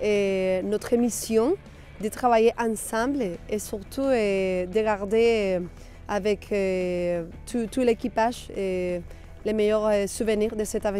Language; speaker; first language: French; non-native, fluent; Spanish